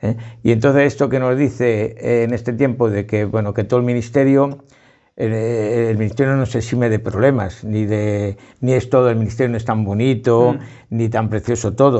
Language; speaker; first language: Spanish; native; Spanish